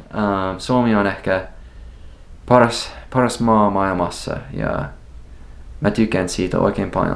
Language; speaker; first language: Finnish; non-native, learner; English